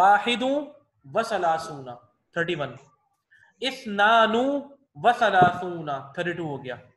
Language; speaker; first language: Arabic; non-native, fluent; Urdu